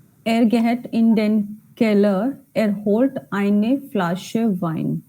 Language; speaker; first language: German; non-native, learner; Hindi